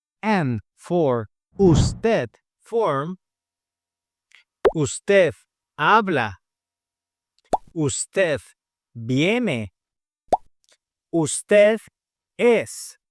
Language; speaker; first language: Spanish; non-native, fluent; English